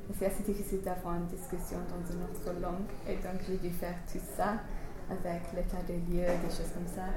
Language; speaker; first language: French; non-native, learner; English